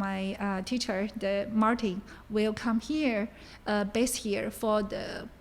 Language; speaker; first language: English; non-native, learner; Chinese